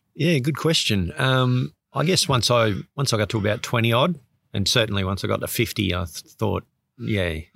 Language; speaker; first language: English; native; English